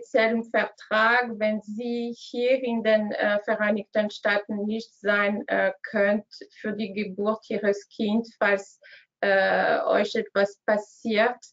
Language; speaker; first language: German; non-native, learner; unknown